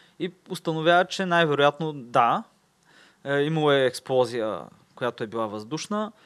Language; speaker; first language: Bulgarian; native; Bulgarian